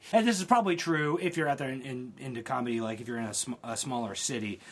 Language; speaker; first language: English; native; English